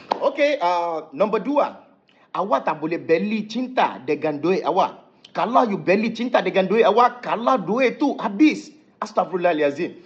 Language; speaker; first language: Malay; non-native, fluent; Yoruba